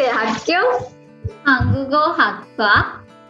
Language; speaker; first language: Korean; non-native, learner; Sinhala